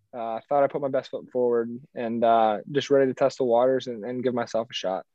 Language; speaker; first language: English; native; English